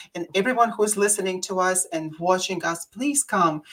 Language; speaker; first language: English; non-native, fluent; Russian